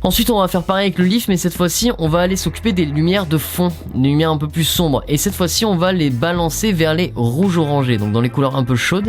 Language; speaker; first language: French; native; French